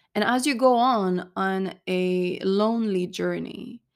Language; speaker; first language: English; non-native, fluent; French